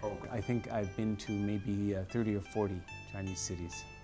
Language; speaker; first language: English; native; English